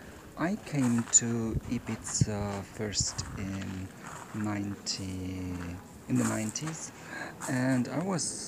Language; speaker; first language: English; non-native, fluent; German